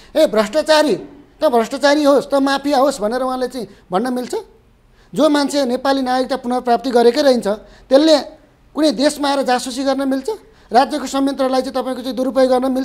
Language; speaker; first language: Nepali; native; Nepali